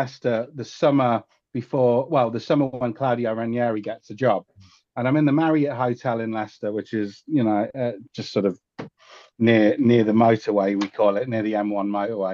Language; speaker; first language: English; native; English